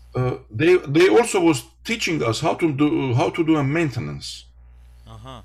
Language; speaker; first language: English; non-native, fluent; Armenian